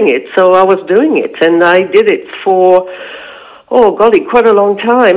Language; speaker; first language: English; non-native, fluent; French